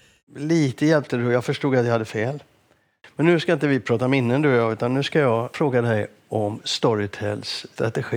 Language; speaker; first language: Swedish; native; Swedish